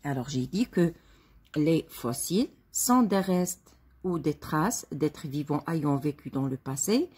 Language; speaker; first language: French; non-native, local second language; Arabic